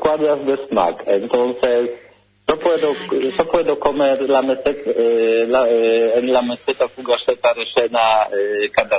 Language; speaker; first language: Spanish; non-native, learner; Polish